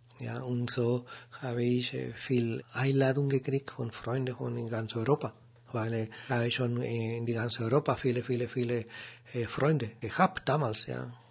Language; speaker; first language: German; non-native, learner; Spanish